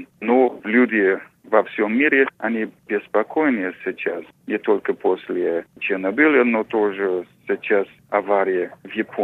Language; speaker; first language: Russian; non-native, fluent; English